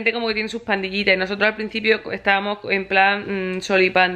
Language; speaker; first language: Spanish; native; Spanish